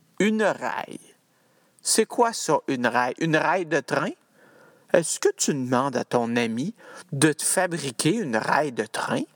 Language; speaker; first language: French; native; French